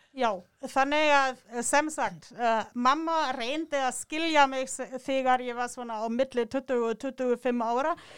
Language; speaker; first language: Icelandic; non-native, fluent; German